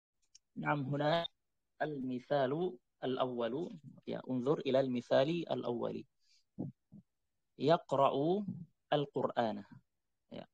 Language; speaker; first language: Arabic; non-native, fluent; Indonesian